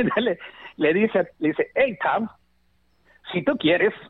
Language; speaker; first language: Spanish; native; Spanish